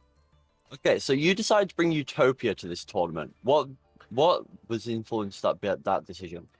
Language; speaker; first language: English; native; English